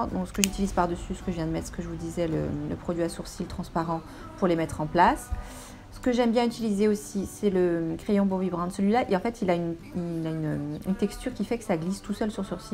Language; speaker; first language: French; native; French